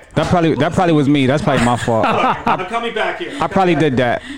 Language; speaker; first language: English; native; English